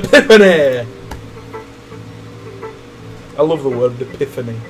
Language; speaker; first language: English; native; English